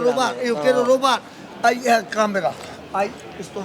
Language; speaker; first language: Spanish; non-native, learner; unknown